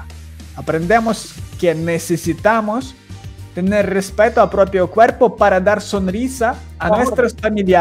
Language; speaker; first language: Spanish; non-native, learner; Ukrainian